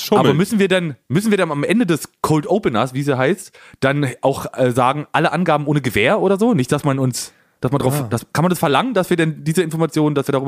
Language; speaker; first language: German; native; German